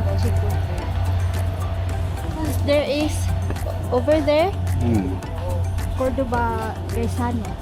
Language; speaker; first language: English; non-native, local second language; Cebuano